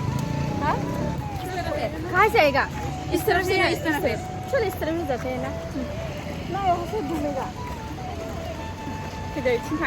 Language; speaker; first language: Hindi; non-native, local second language; Bodo